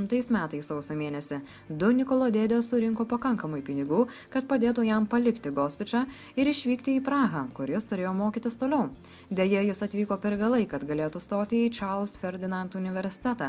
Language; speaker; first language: Lithuanian; native; Lithuanian